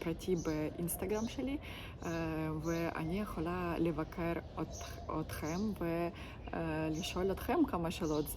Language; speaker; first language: Hebrew; non-native, learner; Ukrainian